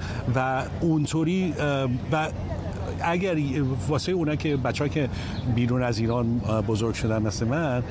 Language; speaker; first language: Persian; early bilingual, heritage; English